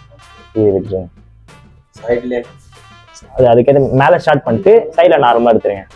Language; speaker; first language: Tamil; native; Tamil